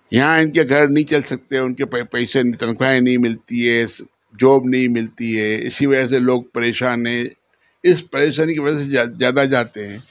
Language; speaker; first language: Urdu; non-native, local second language; Memoni